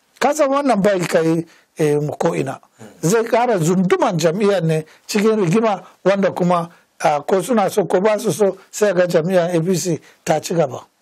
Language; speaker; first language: Hausa; non-native, local second language; Fula